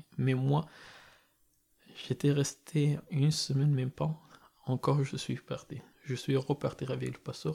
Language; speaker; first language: French; non-native, learner; Persian